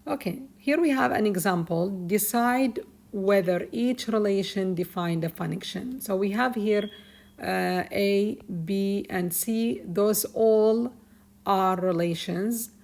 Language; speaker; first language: English; non-native, fluent; Arabic